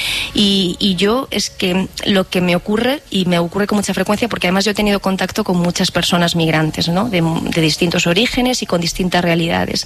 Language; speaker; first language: Spanish; native; Spanish